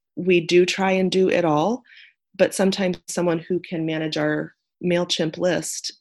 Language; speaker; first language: English; native; English